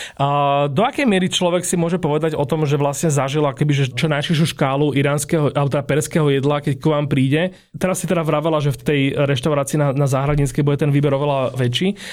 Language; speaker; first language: Slovak; native; Slovak